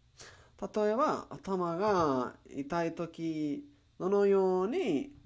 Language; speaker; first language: Japanese; non-native, learner; Spanish